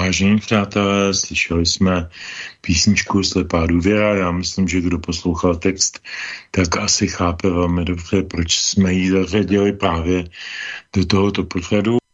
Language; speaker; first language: Czech; native; Czech